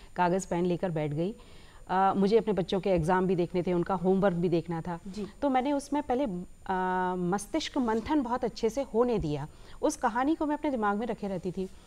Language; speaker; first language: Hindi; native; Hindi